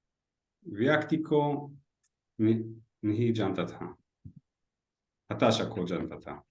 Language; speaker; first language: Hindi; non-native, learner; Hebrew